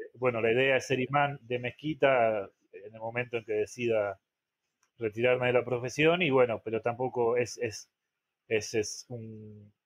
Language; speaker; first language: Spanish; native; Spanish